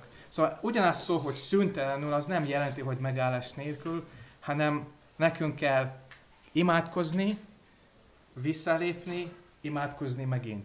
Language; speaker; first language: Hungarian; non-native, learner; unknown